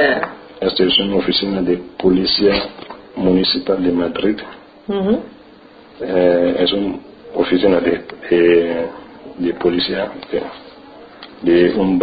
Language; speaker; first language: Spanish; non-native, learner; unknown